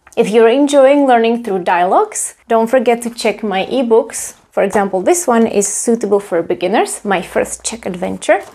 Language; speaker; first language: English; non-native, fluent; Czech